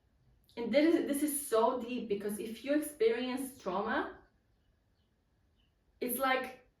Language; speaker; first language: English; non-native, fluent; Polish